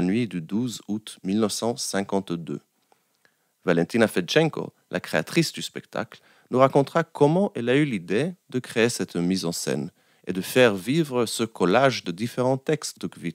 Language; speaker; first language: French; native; French